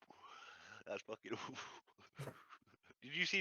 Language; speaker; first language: English; native; English